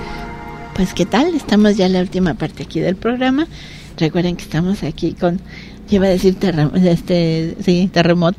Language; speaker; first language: Spanish; native; Spanish